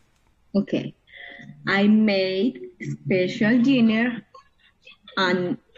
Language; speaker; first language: English; non-native, learner; Spanish